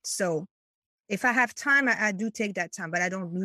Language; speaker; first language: English; non-native, fluent; French